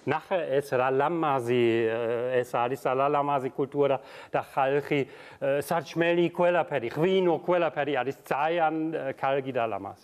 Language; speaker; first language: Georgian; non-native, learner; German